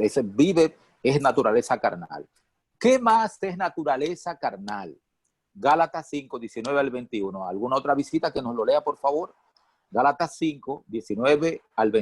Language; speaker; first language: Spanish; native; Spanish